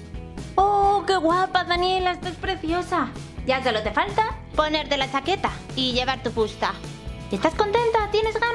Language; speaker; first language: Spanish; native; Spanish